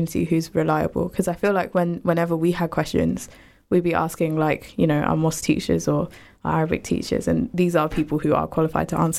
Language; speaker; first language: English; native; English